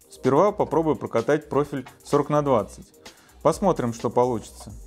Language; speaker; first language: Russian; native; Russian